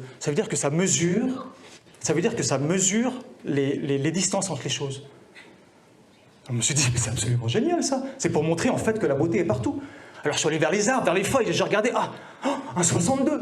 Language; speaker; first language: French; native; French